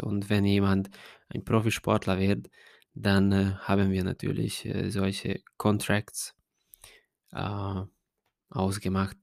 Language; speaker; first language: German; non-native, fluent; Hungarian